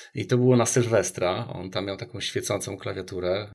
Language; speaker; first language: Polish; native; Polish